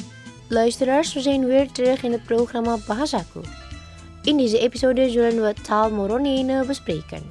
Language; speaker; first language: Dutch; non-native, fluent; Indonesian